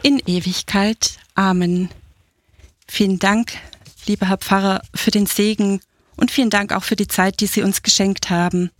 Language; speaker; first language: German; native; German